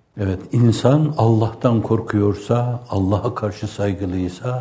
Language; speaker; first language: Turkish; native; Turkish